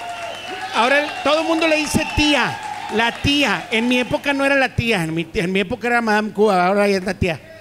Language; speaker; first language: Spanish; native; Spanish